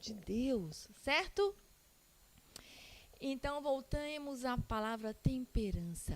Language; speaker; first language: Portuguese; non-native, learner; Spanish